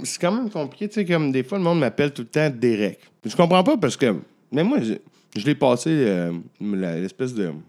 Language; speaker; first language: French; native; French